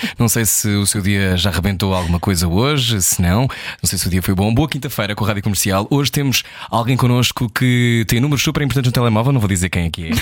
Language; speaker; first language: Portuguese; native; Portuguese